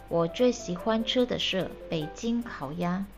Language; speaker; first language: Chinese; non-native, fluent; Indonesian